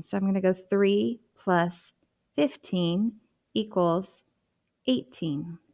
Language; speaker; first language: English; native; English